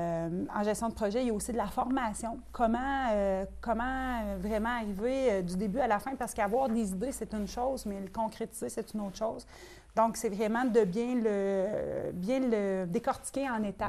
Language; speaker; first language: French; native; French